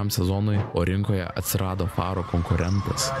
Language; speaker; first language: Lithuanian; native; Lithuanian